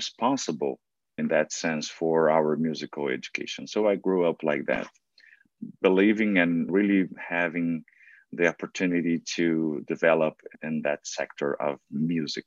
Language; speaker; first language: English; non-native, fluent; Portuguese